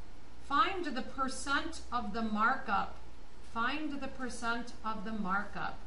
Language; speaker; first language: English; native; English